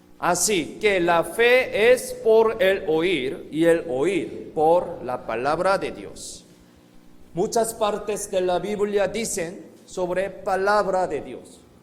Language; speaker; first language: Spanish; non-native, fluent; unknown